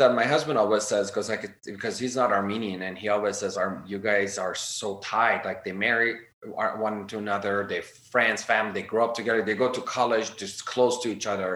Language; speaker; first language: English; non-native, fluent; Armenian